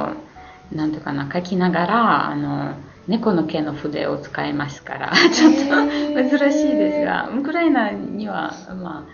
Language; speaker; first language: Japanese; non-native, fluent; Ukrainian